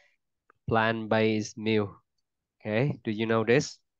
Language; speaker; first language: English; non-native, fluent; Vietnamese